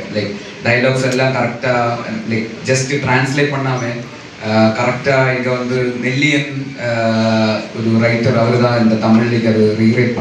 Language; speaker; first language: Tamil; non-native, local second language; Malayalam